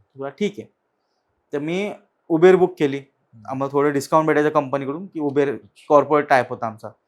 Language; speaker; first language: Marathi; native; Marathi